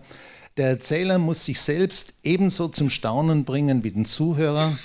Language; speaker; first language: German; native; German